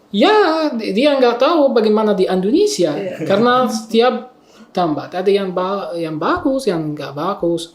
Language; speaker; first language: Indonesian; non-native, learner; Arabic